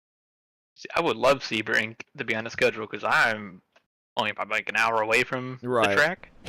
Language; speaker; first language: English; native; English